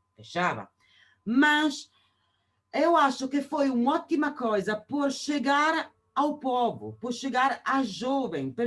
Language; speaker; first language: Portuguese; non-native, fluent; Italian